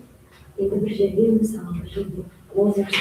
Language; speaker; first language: Russian; non-native, local second language; Kazakh